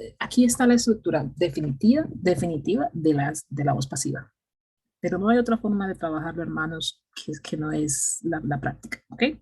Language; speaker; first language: Spanish; native; Spanish